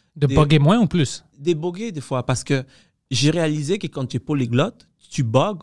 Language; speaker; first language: French; non-native, fluent; Spanish